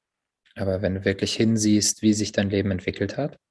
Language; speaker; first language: German; native; German